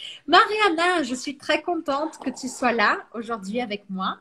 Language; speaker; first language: French; non-native, fluent; Portuguese